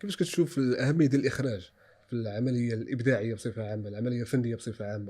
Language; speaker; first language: Arabic; native; Arabic